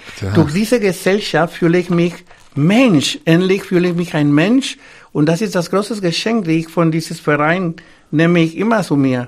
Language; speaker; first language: German; non-native, fluent; Spanish